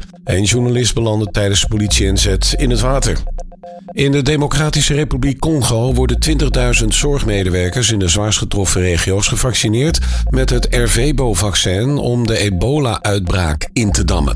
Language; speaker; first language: Dutch; native; Dutch